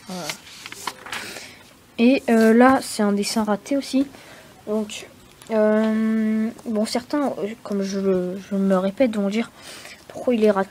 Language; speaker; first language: French; native; French